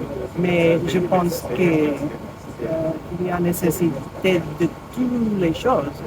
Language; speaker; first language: French; non-native, learner; English